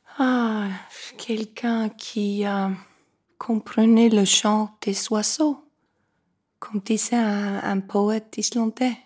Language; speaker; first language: French; non-native, fluent; Icelandic